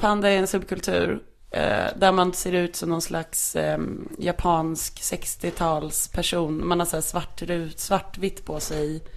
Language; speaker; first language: Swedish; native; Swedish